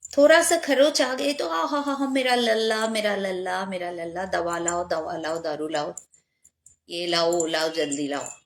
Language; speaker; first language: Hindi; non-native, local second language; Bangla